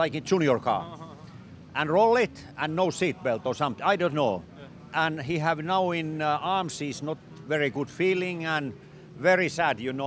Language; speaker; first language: English; non-native, learner; Finnish